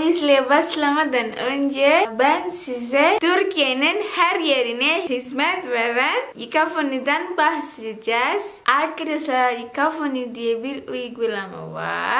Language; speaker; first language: Turkish; non-native, learner; Indonesian